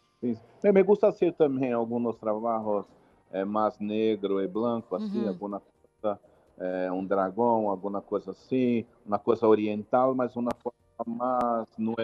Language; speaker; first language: Spanish; non-native, learner; Portuguese